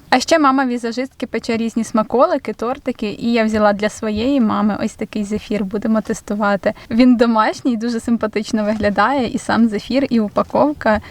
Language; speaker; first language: Ukrainian; non-native, local second language; Russian